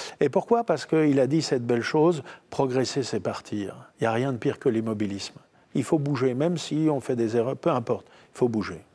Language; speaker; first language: French; native; French